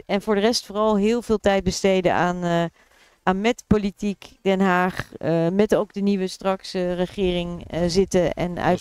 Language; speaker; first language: Dutch; native; Dutch